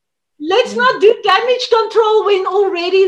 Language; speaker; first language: English; non-native, local second language; Afrikaans